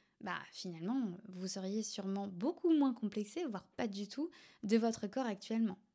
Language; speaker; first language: French; native; French